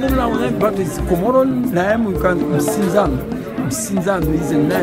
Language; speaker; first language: English; non-native, learner; Comorian